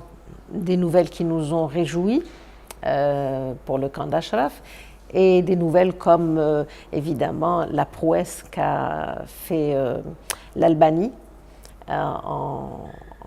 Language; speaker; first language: French; non-native, local second language; Arabic